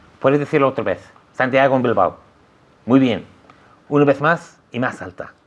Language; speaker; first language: Spanish; non-native, fluent; English